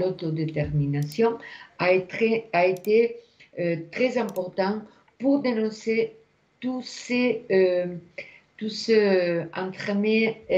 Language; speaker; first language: French; non-native, fluent; Spanish